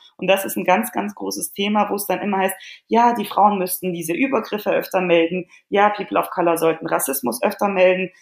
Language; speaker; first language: German; early bilingual, other home language; Polish